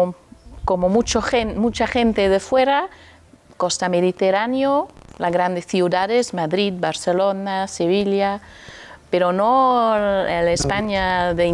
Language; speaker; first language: Spanish; non-native, learner; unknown